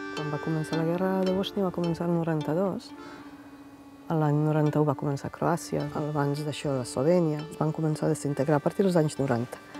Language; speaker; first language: Catalan; non-native, fluent; Bosnian